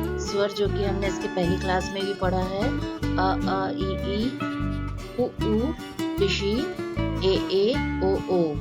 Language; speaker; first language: Hindi; native; Hindi